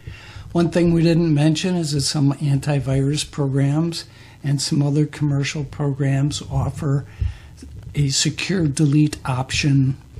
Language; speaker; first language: English; native; English